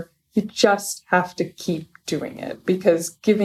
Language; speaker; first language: English; native; English